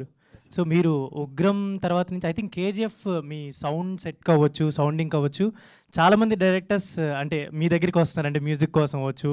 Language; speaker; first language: Telugu; native; Telugu